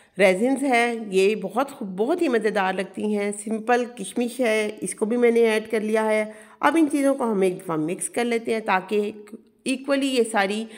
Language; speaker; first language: Urdu; native; Urdu